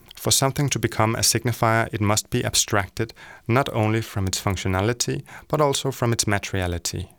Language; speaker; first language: English; non-native, fluent; Danish